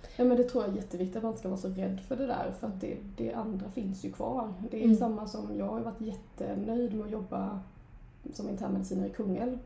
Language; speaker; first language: Swedish; native; Swedish